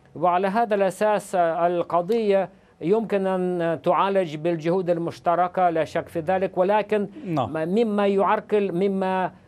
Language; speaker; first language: Arabic; non-native, fluent; Russian